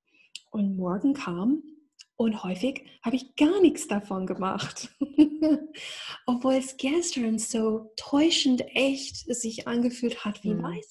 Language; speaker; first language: German; non-native, fluent; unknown